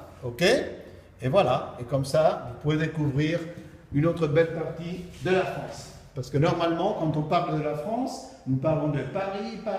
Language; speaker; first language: French; non-native, fluent; Spanish